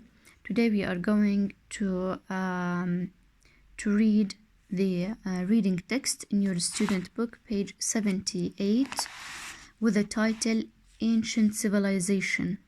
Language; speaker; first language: English; non-native, fluent; Arabic